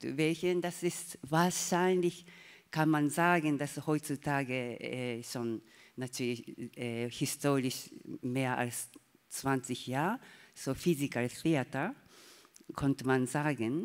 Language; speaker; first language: German; non-native, learner; Japanese